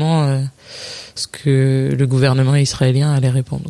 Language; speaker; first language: French; native; French